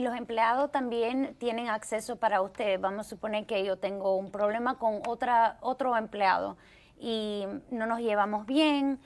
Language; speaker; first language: Spanish; early bilingual, heritage; Spanish